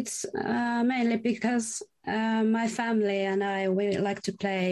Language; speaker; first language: English; non-native, fluent; Finnish